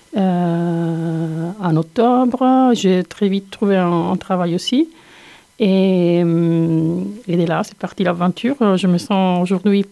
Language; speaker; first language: French; non-native, fluent; Italian